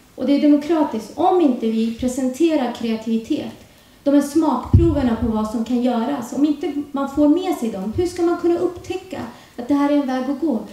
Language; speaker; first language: Swedish; early bilingual, other home language; Urdu